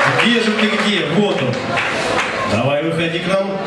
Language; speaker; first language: Russian; native; Russian